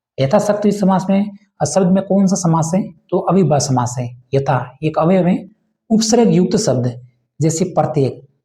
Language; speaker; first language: Hindi; native; Hindi